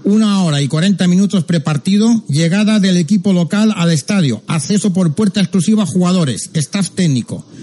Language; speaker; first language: Spanish; non-native, local second language; Catalan